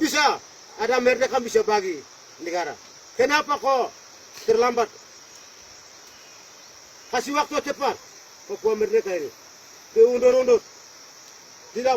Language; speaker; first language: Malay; non-native, local second language; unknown